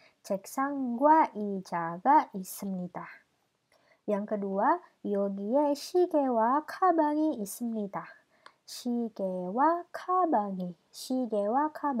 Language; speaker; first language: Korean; non-native, fluent; Indonesian